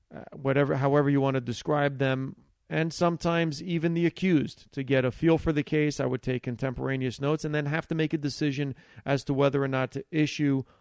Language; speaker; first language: English; early bilingual, other home language; Italian